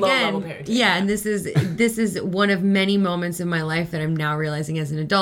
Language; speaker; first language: English; early bilingual, other home language; Spanish